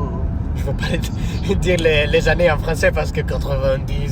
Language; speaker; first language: French; non-native, fluent; Italian